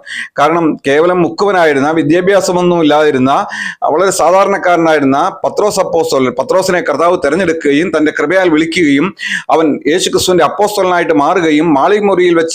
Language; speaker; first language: Malayalam; native; Malayalam